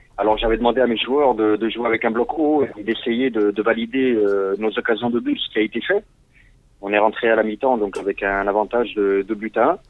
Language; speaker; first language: French; non-native, local second language; Arabic